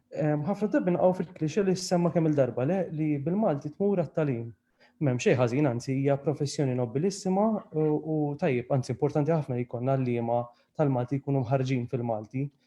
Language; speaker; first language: Maltese; native; Maltese